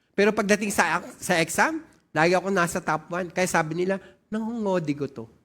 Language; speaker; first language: Filipino; non-native, local second language; Waray